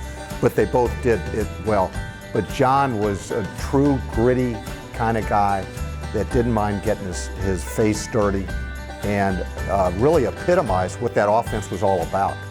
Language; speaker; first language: English; native; English